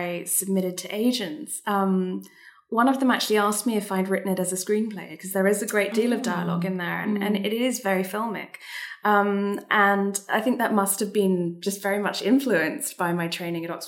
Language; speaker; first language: English; native; English